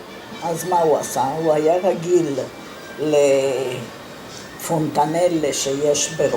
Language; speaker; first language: Hebrew; non-native, fluent; Italian